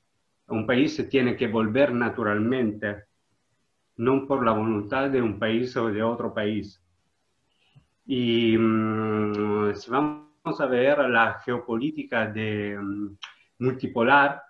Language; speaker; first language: Spanish; non-native, learner; Italian